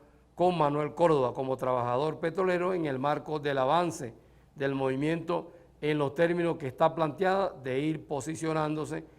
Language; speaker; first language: Spanish; native; Spanish